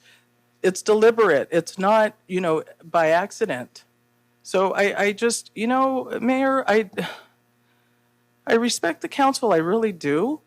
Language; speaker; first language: English; native; English